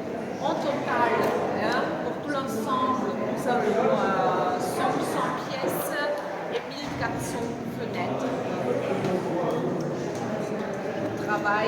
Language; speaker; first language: French; non-native, fluent; German